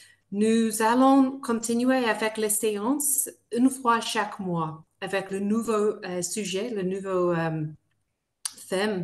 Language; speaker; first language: French; non-native, fluent; English